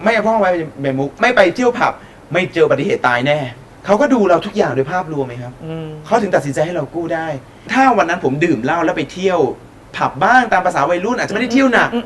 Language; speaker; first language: Thai; native; Thai